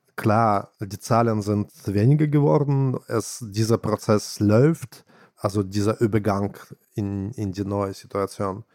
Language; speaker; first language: German; non-native, fluent; Russian